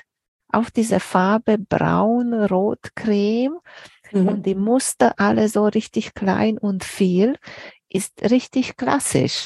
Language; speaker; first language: German; non-native, fluent; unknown